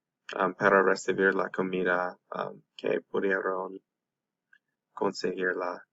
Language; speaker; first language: Spanish; non-native, learner; English